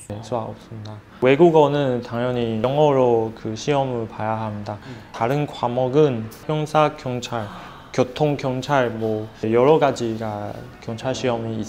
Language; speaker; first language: Korean; non-native, fluent; Chinese